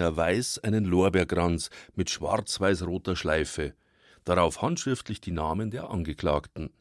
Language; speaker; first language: German; native; German